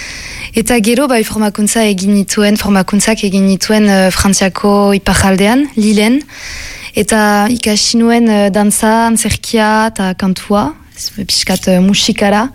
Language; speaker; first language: Basque; non-native, local second language; French